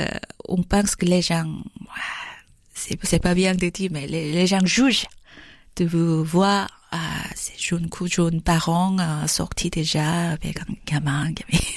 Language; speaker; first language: French; non-native, fluent; Korean